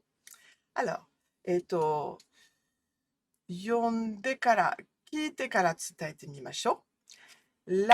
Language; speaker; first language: Japanese; non-native, fluent; French